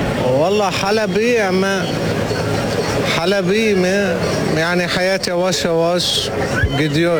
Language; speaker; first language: Turkish; non-native, learner; Arabic